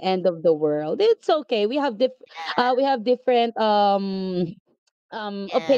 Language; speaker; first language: English; non-native, local second language; Filipino